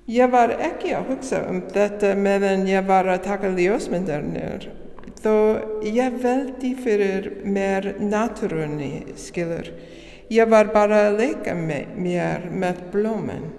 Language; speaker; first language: Icelandic; non-native, learner; English